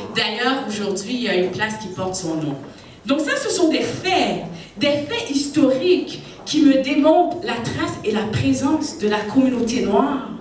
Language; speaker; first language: French; native; French